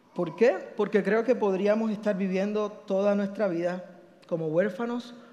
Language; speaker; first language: Spanish; native; Spanish